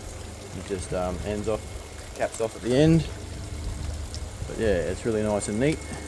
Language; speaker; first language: English; native; English